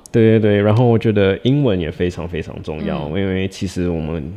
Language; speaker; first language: Chinese; non-native, fluent; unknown